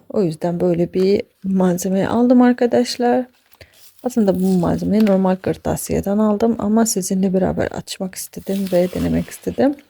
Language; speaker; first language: Turkish; non-native, fluent; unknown